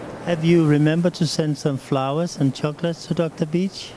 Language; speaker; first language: English; non-native, fluent; Danish